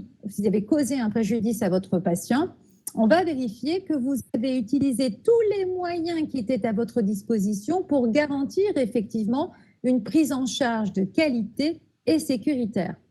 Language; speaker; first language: French; native; French